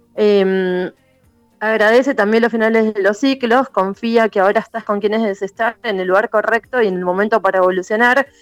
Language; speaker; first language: Spanish; native; Spanish